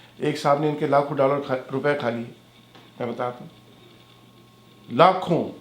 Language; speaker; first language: Urdu; native; Urdu